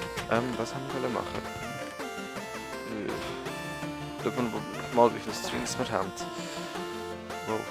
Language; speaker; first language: German; native; German